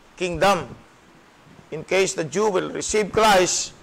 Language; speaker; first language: English; non-native, local second language; Filipino